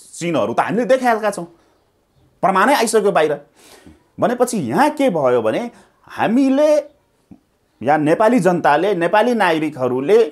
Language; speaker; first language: Nepali; non-native, local second language; Maithili